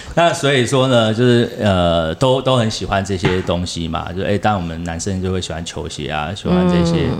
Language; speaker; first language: Chinese; native; Chinese